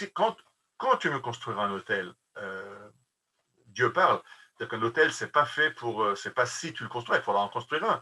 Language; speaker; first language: French; native; French